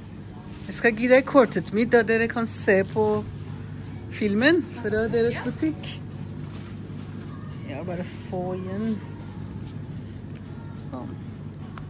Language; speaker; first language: Norwegian; non-native, learner; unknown